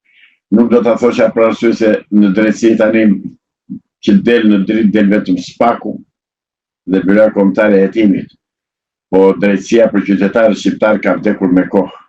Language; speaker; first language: Albanian; native; Albanian